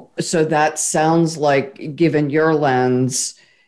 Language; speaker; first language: English; native; English